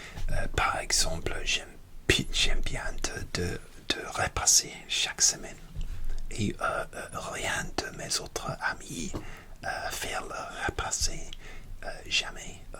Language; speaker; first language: French; non-native, learner; English